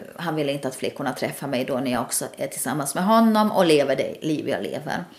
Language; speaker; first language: Swedish; native; Swedish